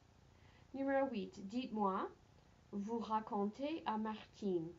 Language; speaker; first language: French; non-native, fluent; English